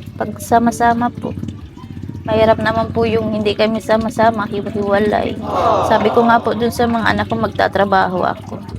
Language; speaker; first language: Filipino; non-native, local second language; Cebuano